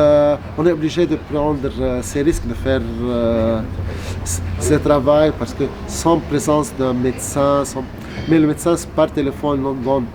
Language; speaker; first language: French; non-native, local second language; Arabic